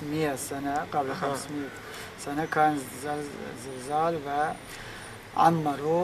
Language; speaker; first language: Arabic; non-native, fluent; Azerbaijani